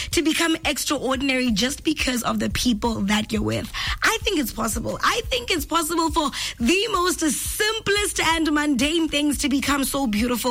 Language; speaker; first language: English; non-native, local second language; Tswana